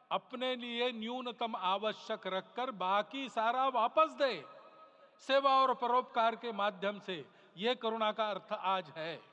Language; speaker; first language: Hindi; non-native, local second language; Marathi